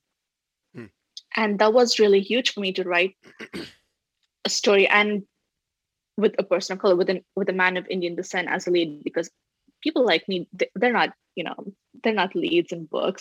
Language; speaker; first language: English; non-native, fluent; Tamil